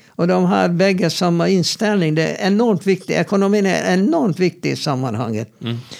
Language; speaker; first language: Swedish; non-native, fluent; Hebrew